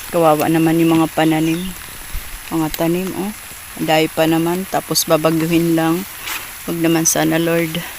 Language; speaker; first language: Filipino; non-native, local second language; Waray